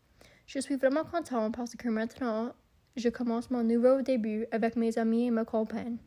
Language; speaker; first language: French; non-native, local second language; English